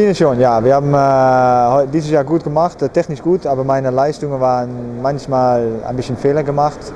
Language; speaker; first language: German; non-native, learner; Dutch